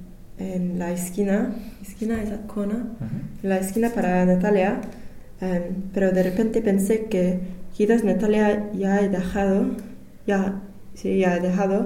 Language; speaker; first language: Spanish; non-native, learner; English